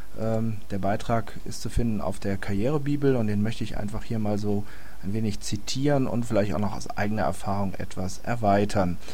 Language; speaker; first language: German; native; German